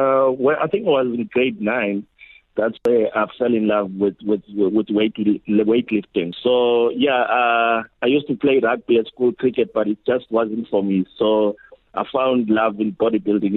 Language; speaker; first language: English; non-native, local second language; Xhosa